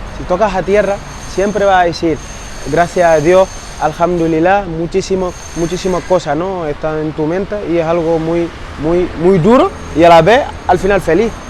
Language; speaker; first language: Spanish; non-native, fluent; Wolof